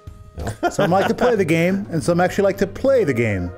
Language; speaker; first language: English; native; English